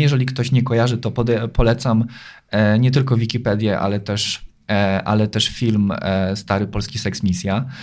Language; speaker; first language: Polish; native; Polish